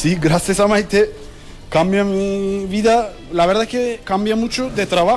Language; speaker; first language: Spanish; non-native, learner; Turkish